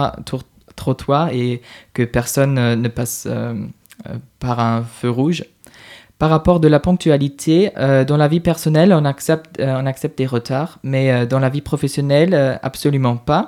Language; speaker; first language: French; non-native, fluent; German